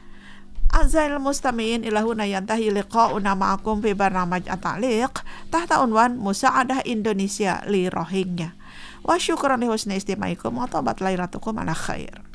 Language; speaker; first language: Arabic; non-native, fluent; Indonesian